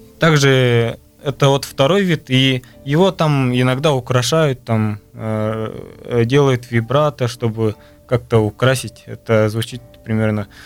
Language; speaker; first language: Russian; non-native, local second language; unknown